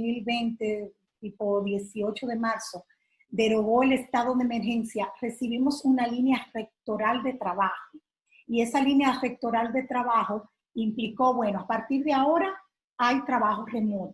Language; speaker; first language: Spanish; native; Spanish